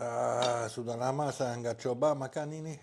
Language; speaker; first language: Indonesian; non-native, learner; French